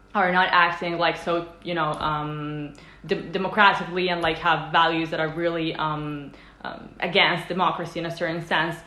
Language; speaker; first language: English; non-native, fluent; Italian